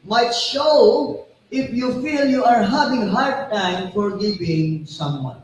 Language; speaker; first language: English; non-native, local second language; Filipino